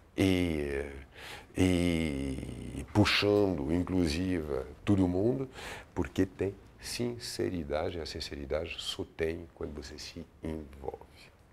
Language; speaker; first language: Portuguese; non-native, fluent; French